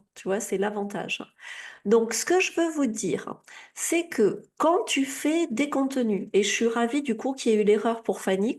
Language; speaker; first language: French; native; French